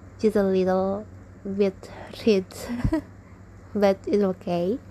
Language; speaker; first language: English; non-native, learner; Indonesian